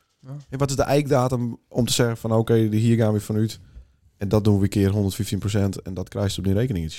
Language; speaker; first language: Dutch; native; Dutch